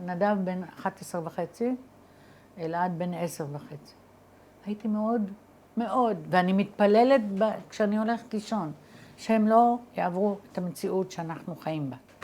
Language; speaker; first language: Hebrew; early bilingual, other home language; Arabic